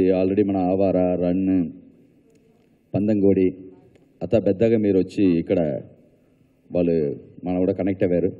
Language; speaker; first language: Telugu; non-native, learner; Tamil